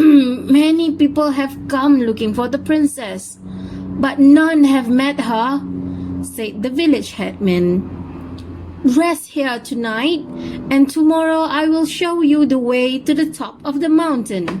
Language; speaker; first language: English; non-native, local second language; Malay